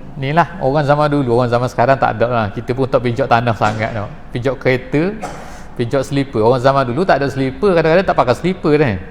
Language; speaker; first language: Malay; native; Malay